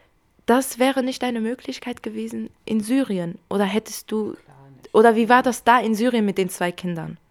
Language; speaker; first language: German; early bilingual, other home language; Kurdish